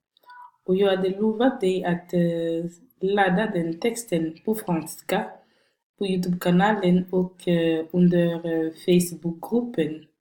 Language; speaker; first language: Swedish; non-native, fluent; French